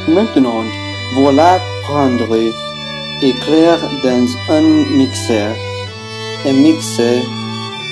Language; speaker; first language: French; non-native, learner; Spanish